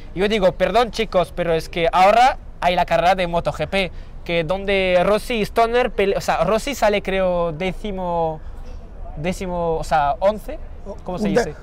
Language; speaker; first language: Spanish; non-native, fluent; French